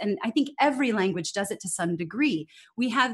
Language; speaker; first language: English; native; English